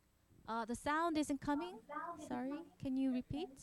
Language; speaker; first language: English; non-native, fluent; Korean